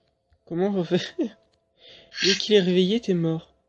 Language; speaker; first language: French; native; French